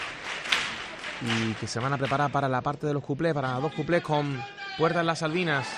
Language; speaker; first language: Spanish; native; Spanish